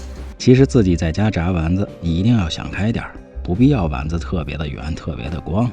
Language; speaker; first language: Chinese; native; Chinese